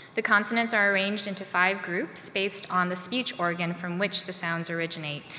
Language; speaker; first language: English; native; English